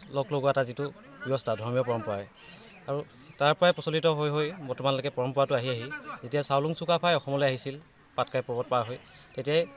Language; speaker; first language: Assamese; native; Assamese